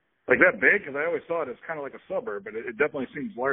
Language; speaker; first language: English; native; English